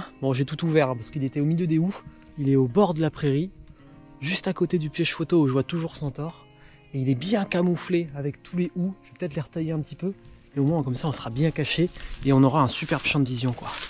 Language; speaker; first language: French; native; French